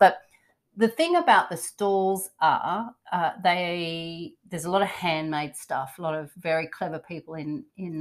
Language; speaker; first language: English; native; English